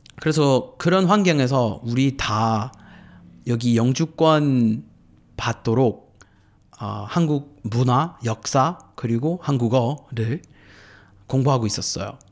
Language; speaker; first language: Korean; non-native, fluent; English